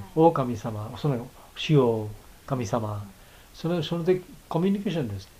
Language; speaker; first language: Japanese; non-native, learner; Bangla